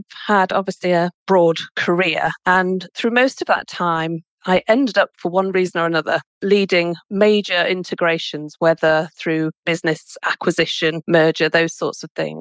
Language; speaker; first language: English; native; English